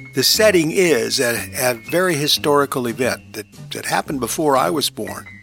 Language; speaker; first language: English; native; English